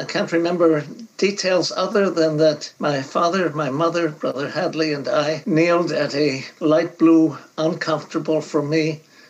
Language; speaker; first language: English; native; English